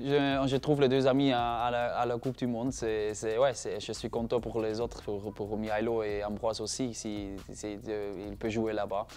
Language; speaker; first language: French; non-native, learner; German